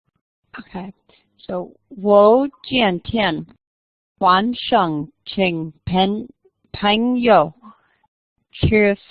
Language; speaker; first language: Chinese; non-native, learner; English